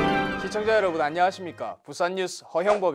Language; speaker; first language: Korean; native; Korean